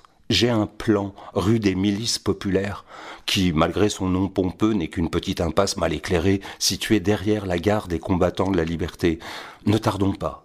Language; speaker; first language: French; native; French